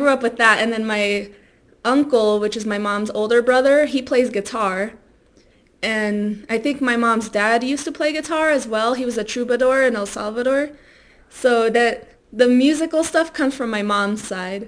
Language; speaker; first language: English; early bilingual, other home language; Spanish